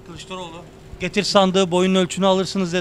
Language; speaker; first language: Turkish; native; Turkish